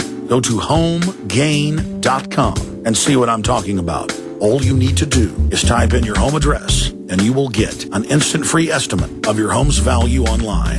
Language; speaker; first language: English; native; English